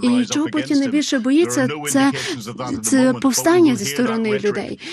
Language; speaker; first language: Ukrainian; non-native, fluent; English